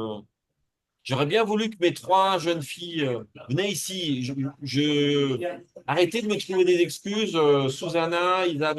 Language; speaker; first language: French; native; French